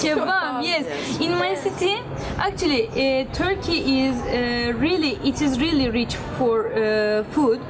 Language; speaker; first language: English; non-native, learner; Turkish